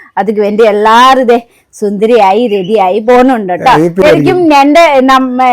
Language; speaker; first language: Malayalam; non-native, learner; Nepali